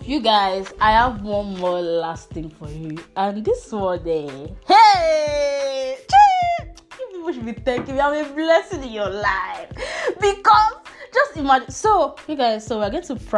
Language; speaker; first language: English; non-native, local second language; Igbo